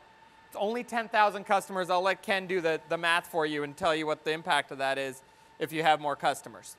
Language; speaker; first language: English; native; English